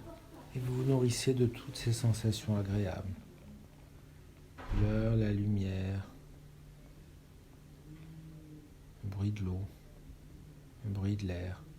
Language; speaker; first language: French; native; French